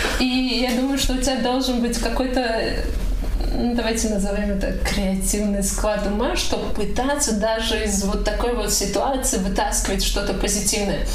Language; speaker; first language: Russian; non-native, local second language; Tajik